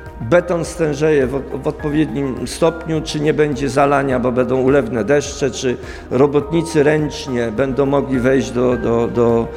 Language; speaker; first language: Polish; native; Polish